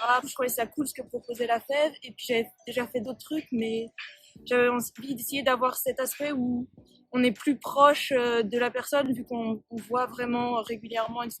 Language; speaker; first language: French; native; French